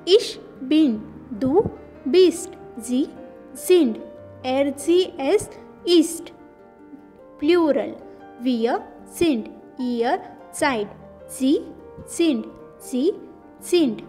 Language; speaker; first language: German; non-native, learner; English